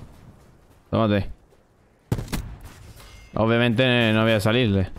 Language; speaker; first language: Spanish; native; Spanish